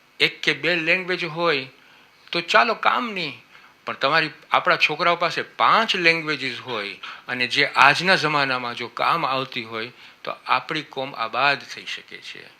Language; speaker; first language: Gujarati; early bilingual, heritage; Gujarati